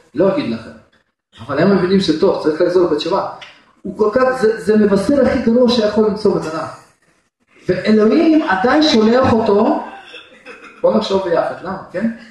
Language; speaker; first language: Hebrew; non-native, fluent; Russian